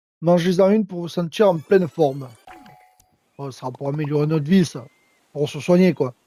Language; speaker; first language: French; native; French